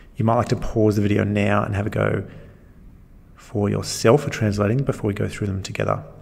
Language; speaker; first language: English; native; English